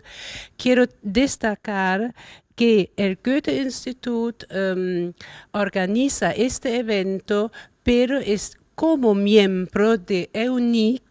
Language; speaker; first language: Spanish; non-native, fluent; German